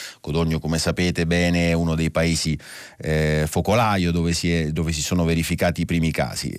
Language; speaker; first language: Italian; native; Italian